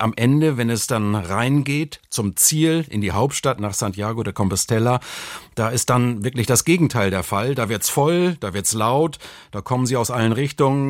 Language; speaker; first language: German; native; German